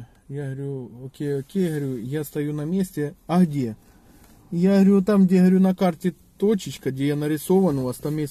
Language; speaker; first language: Russian; native; Russian